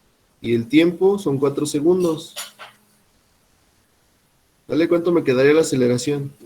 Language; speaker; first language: Spanish; native; Spanish